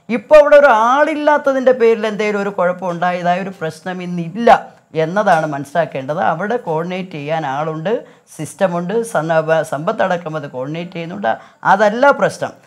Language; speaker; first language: Malayalam; native; Malayalam